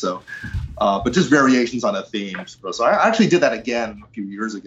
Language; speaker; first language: English; native; English